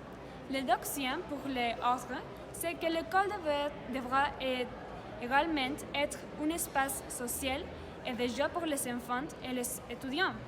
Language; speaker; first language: French; non-native, learner; Spanish